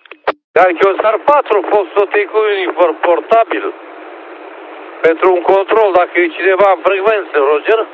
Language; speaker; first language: Romanian; native; Romanian